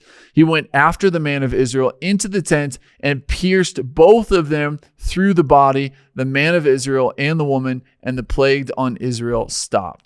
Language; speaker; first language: English; native; English